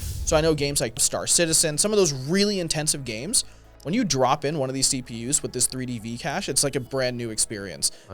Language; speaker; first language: English; native; English